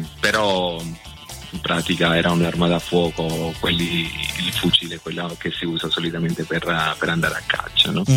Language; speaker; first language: Italian; early bilingual, other home language; Spanish